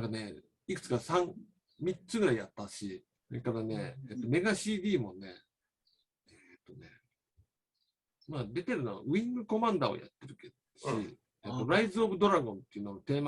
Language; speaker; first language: Japanese; native; Japanese